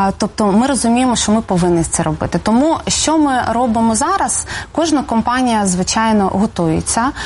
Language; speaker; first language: Ukrainian; native; Ukrainian